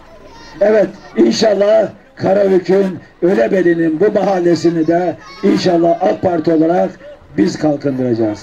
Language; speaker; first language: Turkish; native; Turkish